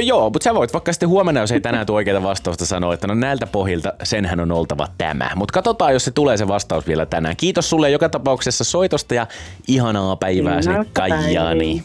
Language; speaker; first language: Finnish; native; Finnish